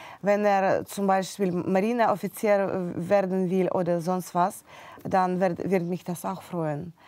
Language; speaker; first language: German; non-native, fluent; Russian